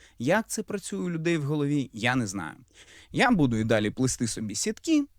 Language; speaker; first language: Ukrainian; non-native, local second language; Russian